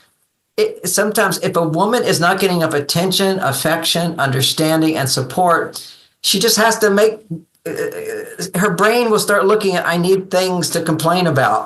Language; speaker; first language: English; native; English